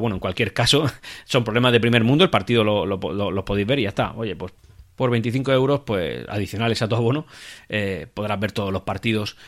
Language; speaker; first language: Spanish; native; Spanish